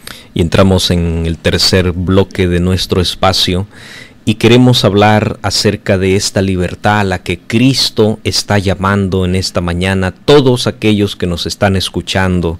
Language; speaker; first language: Spanish; native; Spanish